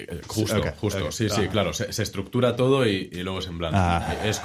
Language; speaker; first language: Spanish; native; Spanish